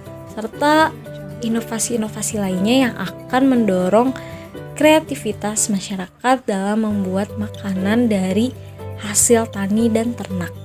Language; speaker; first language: Indonesian; native; Indonesian